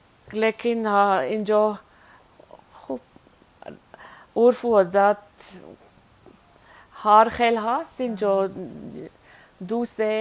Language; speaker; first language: Persian; non-native, learner; Swiss German